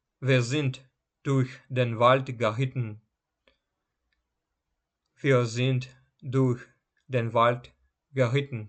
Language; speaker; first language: German; non-native, fluent; Ukrainian